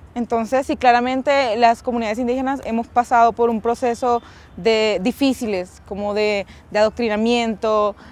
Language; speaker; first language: Spanish; native; Spanish